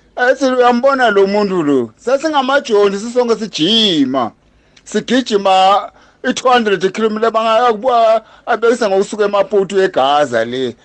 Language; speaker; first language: Zulu; non-native, local second language; Swati